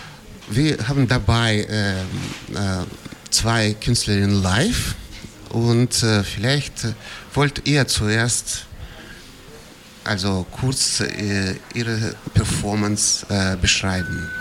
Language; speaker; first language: German; non-native, fluent; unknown